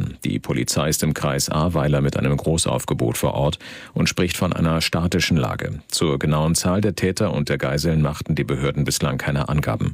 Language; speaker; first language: German; native; German